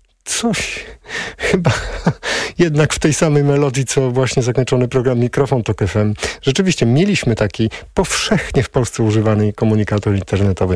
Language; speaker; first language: Polish; native; Polish